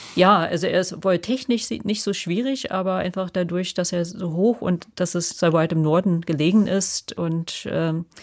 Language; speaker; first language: German; non-native, fluent; English